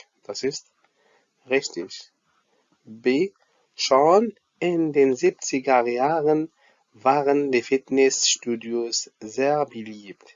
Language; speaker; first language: German; non-native, fluent; Arabic